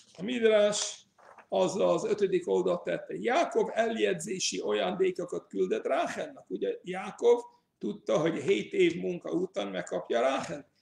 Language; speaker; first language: Hungarian; early bilingual, heritage; English